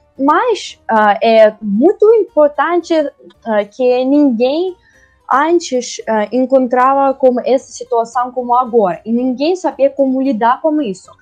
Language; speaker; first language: Portuguese; non-native, learner; Russian